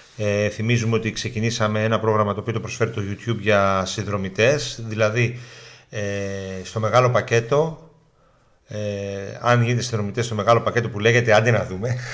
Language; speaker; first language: Greek; native; Greek